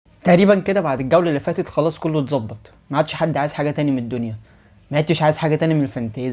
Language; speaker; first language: Arabic; native; Arabic